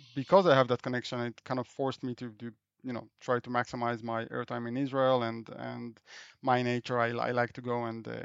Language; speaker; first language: English; non-native, fluent; Hebrew